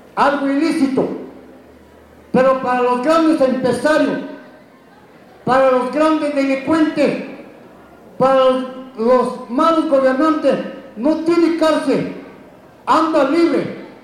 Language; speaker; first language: Spanish; non-native, local second language; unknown